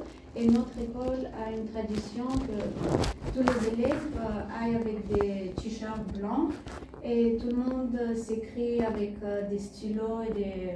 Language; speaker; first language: French; non-native, learner; Bulgarian